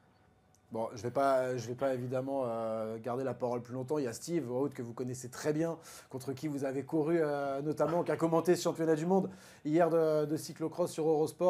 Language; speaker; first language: French; native; French